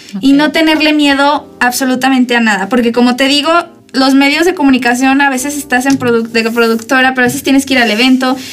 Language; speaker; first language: Spanish; native; Spanish